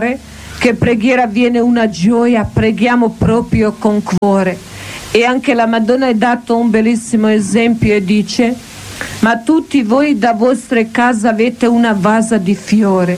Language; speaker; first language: Italian; non-native, learner; Croatian